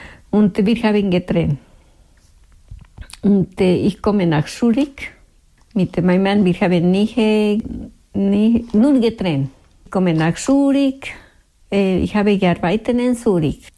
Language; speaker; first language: German; non-native, learner; Spanish